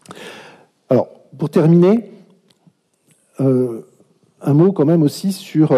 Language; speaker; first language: French; native; French